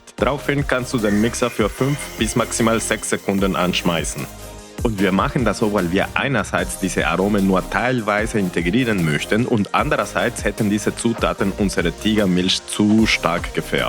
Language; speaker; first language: German; non-native, fluent; Spanish